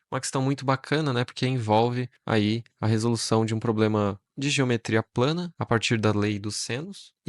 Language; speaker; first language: Portuguese; native; Portuguese